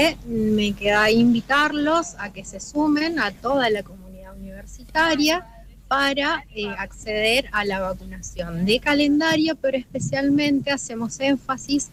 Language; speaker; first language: Spanish; native; Spanish